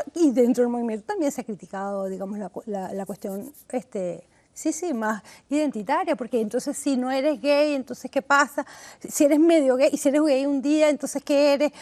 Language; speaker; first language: Spanish; native; Spanish